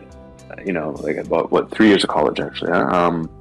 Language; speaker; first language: English; native; English